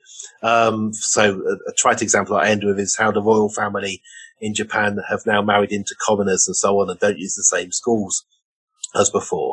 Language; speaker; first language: English; native; English